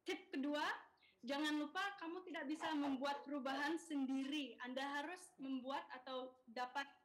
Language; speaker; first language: Indonesian; non-native, local second language; English